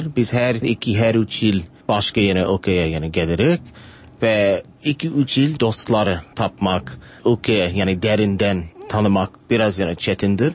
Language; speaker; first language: Turkish; non-native, fluent; English